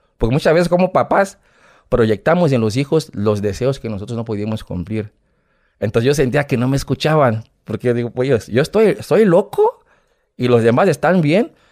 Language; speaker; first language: Spanish; non-native, fluent; Portuguese